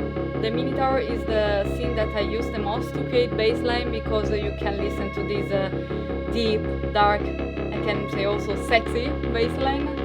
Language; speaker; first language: English; non-native, fluent; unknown